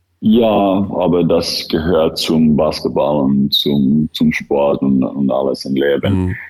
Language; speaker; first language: German; non-native, fluent; Finnish